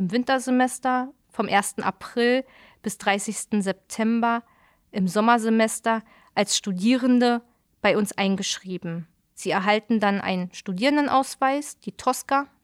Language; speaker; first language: German; native; German